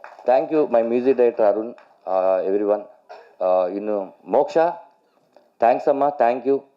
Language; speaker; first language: Tamil; non-native, learner; Telugu